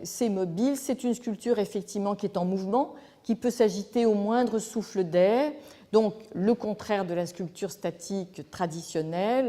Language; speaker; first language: French; native; French